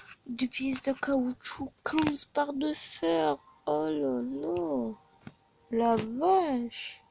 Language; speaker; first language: French; non-native, learner; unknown